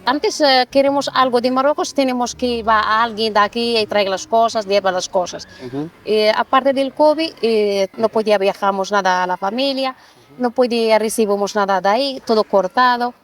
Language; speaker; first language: Spanish; non-native, learner; Arabic